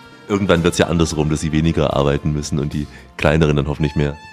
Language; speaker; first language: German; native; German